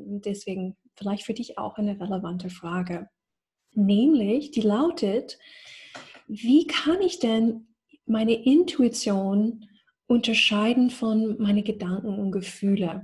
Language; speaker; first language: German; non-native, fluent; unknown